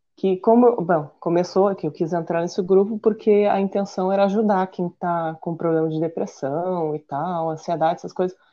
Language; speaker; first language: Portuguese; native; Portuguese